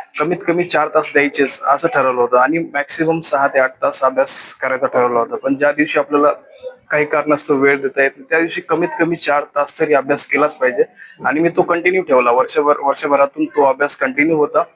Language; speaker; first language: Marathi; native; Marathi